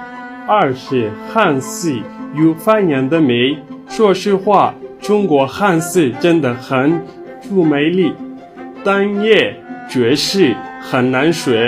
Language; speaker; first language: Chinese; non-native, learner; Somali